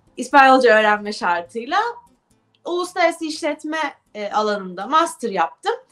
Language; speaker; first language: Turkish; native; Turkish